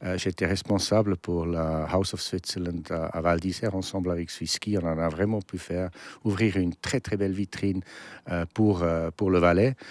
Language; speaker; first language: French; non-native, local second language; German